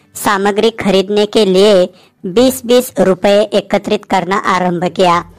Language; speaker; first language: Hindi; non-native, local second language; Marathi